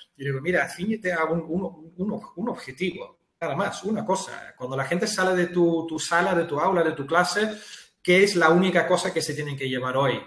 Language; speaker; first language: Spanish; non-native, fluent; Dutch